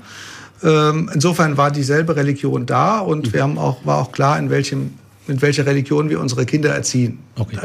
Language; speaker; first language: German; native; German